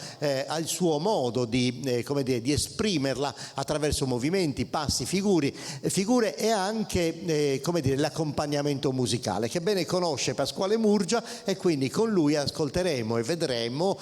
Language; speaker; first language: Italian; native; Italian